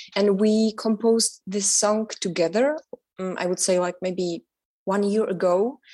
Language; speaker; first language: English; non-native, fluent; Czech